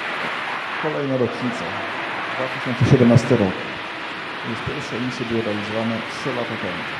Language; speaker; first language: Polish; native; Polish